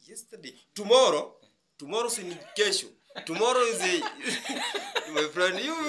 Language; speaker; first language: English; non-native, learner; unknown